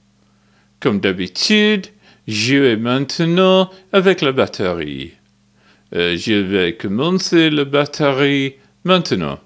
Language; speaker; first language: French; non-native, learner; English